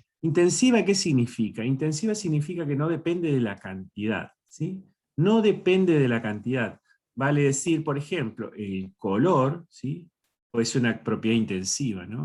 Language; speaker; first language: Spanish; native; Spanish